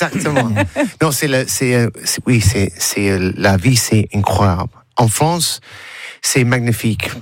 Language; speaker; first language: French; non-native, learner; English